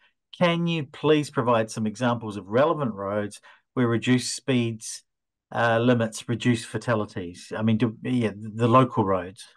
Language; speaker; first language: English; native; English